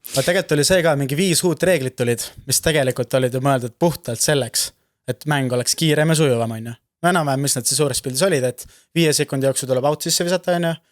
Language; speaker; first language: Estonian; native; Estonian